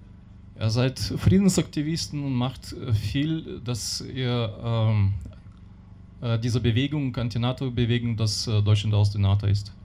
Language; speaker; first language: German; non-native, learner; Russian